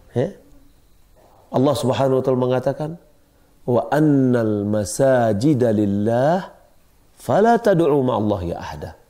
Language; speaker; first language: Malay; non-native, local second language; Minangkabau